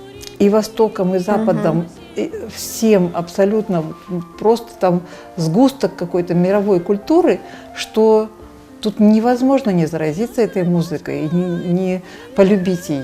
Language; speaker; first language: Russian; native; Russian